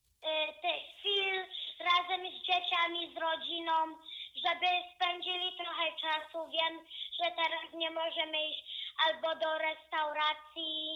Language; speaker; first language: Polish; early bilingual, heritage; Polish